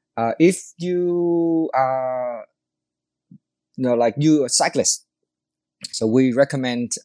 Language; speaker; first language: English; non-native, learner; Vietnamese